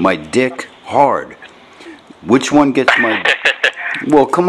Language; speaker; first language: English; native; English